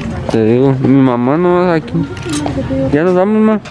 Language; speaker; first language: Spanish; early bilingual, heritage; Spanish